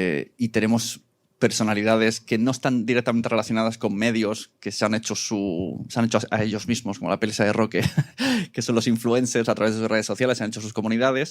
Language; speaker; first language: Spanish; native; Spanish